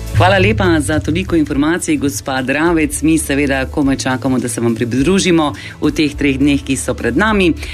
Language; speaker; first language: Slovenian; native; Slovenian